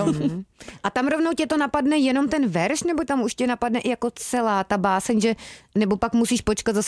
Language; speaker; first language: Czech; native; Czech